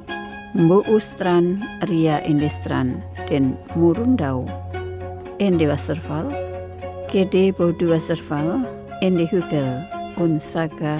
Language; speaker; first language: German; non-native, fluent; Indonesian